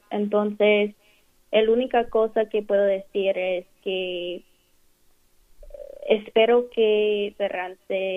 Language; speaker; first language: Spanish; non-native, fluent; English